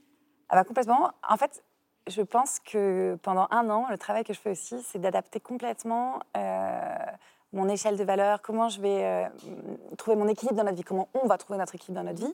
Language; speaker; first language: French; native; French